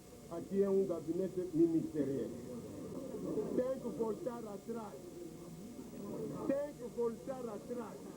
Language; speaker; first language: Portuguese; non-native, fluent; Lingala